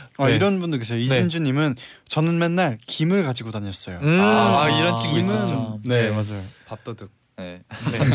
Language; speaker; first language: Korean; non-native, fluent; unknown